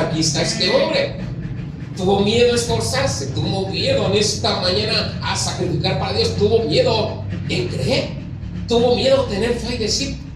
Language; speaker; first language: Spanish; native; Spanish